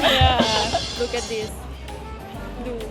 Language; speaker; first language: English; non-native, learner; Thai